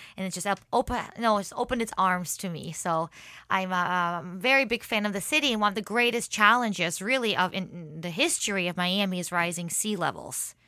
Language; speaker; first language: English; early bilingual, other home language; Hebrew